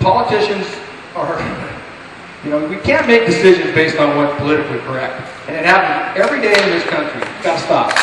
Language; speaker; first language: English; native; English